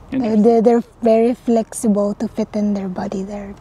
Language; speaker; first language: English; non-native, local second language; Cebuano